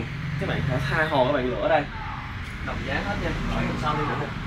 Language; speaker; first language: Vietnamese; native; Vietnamese